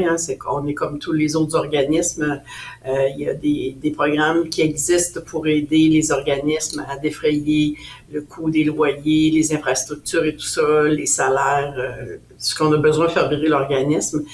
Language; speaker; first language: French; native; French